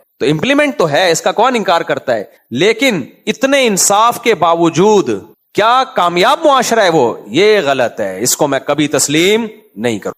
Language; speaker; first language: Urdu; native; Urdu